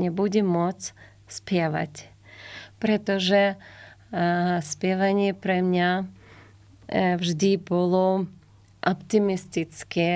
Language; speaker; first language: Slovak; non-native, learner; Ukrainian